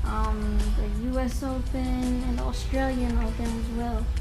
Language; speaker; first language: English; native; English